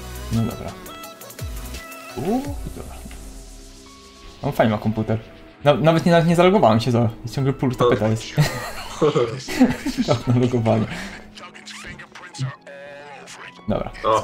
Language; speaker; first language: Polish; native; Polish